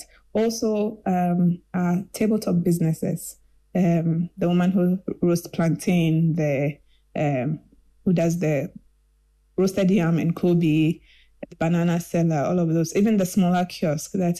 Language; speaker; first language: English; non-native, local second language; Akan